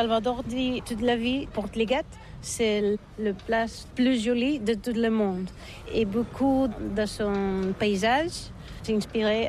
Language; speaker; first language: French; non-native, learner; Catalan